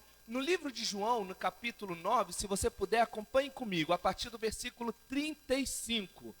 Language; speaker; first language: Portuguese; native; Portuguese